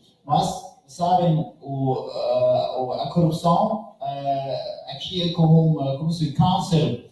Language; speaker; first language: Portuguese; non-native, learner; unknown